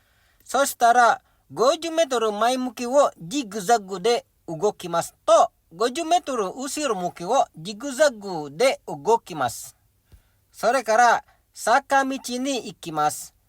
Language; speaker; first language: Japanese; non-native, learner; Indonesian